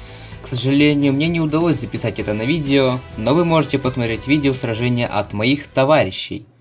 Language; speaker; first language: Russian; native; Russian